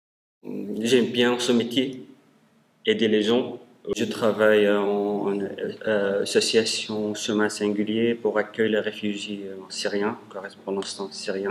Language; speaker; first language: French; non-native, learner; Arabic